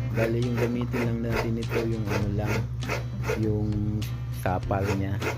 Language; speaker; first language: Filipino; non-native, local second language; Cebuano